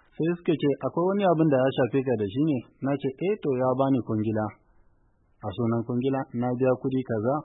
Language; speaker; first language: Hausa; non-native, local second language; Kanuri